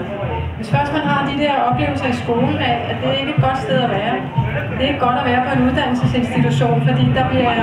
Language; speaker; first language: Danish; native; Danish